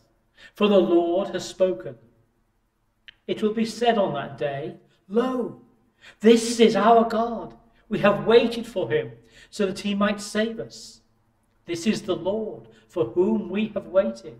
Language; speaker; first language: English; native; English